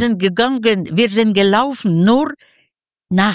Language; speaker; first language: German; non-native, learner; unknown